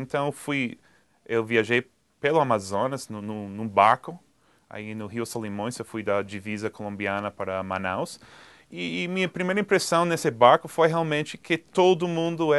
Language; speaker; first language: Portuguese; non-native, fluent; English